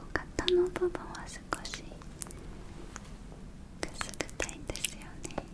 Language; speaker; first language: Japanese; non-native, learner; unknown